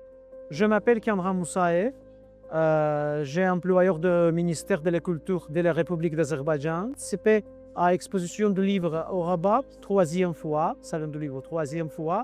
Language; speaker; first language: French; non-native, learner; Azerbaijani